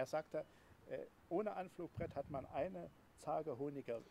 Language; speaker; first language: German; native; German